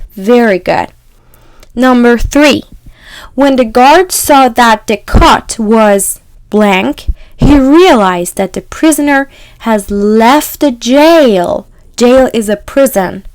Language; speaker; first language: English; non-native, fluent; Persian